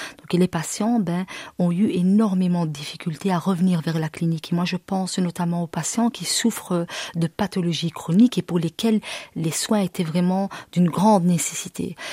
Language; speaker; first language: French; early bilingual, other home language; Arabic